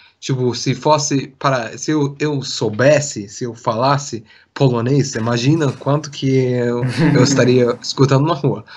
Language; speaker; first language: Portuguese; non-native, fluent; English